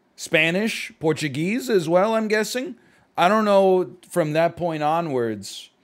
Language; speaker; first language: English; native; English